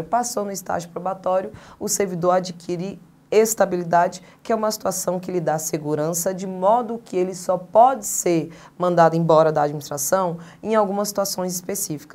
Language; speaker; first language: Portuguese; native; Portuguese